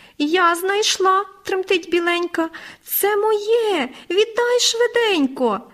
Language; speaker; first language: Ukrainian; native; Ukrainian